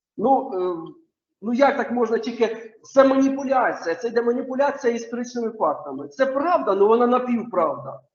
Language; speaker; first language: Ukrainian; native; Ukrainian